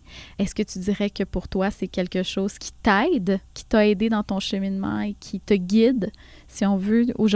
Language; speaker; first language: French; native; French